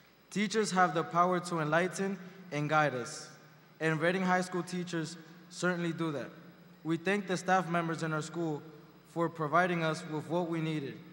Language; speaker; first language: English; early bilingual, other home language; Spanish